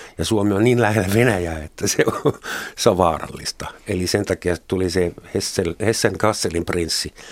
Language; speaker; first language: Finnish; non-native, fluent; German